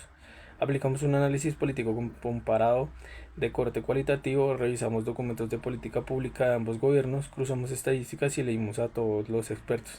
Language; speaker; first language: Spanish; native; Spanish